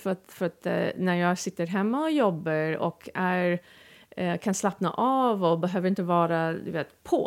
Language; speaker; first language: Swedish; non-native, fluent; English